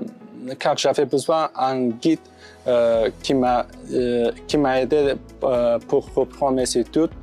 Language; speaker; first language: French; non-native, fluent; Pashto